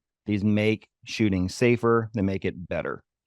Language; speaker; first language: English; native; English